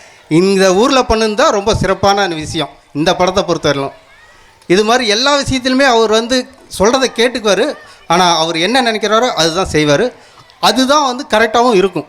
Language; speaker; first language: Tamil; native; Tamil